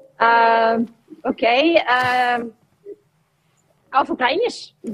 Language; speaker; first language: German; non-native, learner; Ukrainian